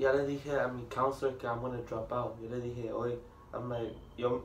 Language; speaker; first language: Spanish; early bilingual, heritage; Spanish